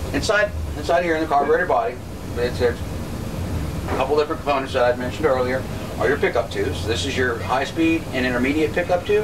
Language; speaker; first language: English; native; English